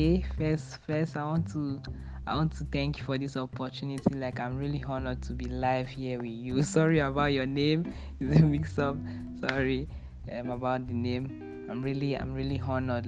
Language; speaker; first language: English; non-native, local second language; Igbo